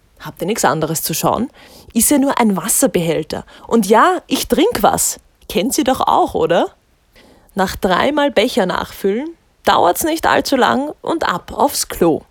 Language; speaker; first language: German; native; German